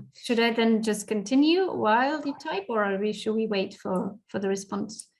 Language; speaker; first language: English; non-native, fluent; German